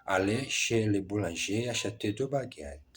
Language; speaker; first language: French; non-native, learner; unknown